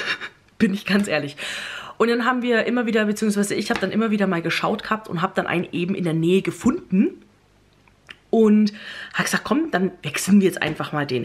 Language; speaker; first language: German; native; German